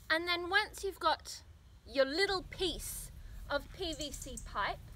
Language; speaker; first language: English; native; English